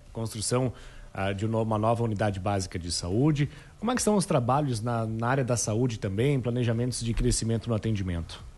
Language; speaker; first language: Portuguese; native; Portuguese